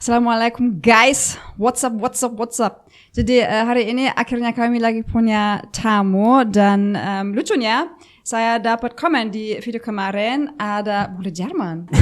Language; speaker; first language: Indonesian; non-native, fluent; German